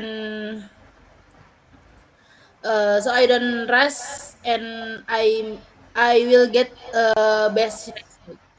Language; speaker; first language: English; non-native, learner; Indonesian